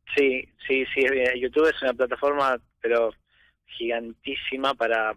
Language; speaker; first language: Spanish; native; Spanish